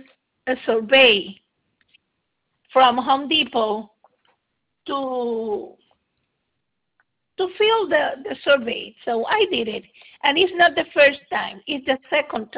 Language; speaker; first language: English; non-native, local second language; Spanish